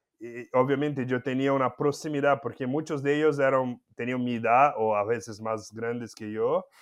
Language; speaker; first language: Spanish; non-native, fluent; Portuguese